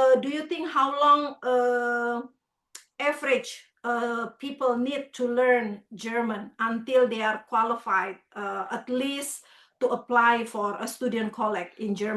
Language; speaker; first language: English; non-native, fluent; Indonesian